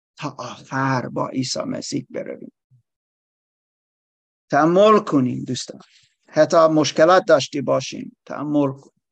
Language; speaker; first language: Persian; non-native, learner; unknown